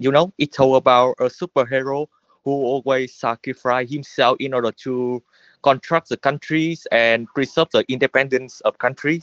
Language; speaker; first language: English; non-native, learner; Vietnamese